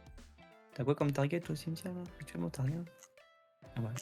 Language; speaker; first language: French; native; French